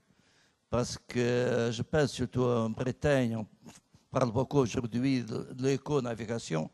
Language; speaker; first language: French; non-native, fluent; Portuguese